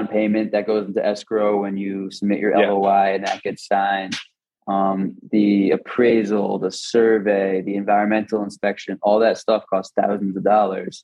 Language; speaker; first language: English; native; English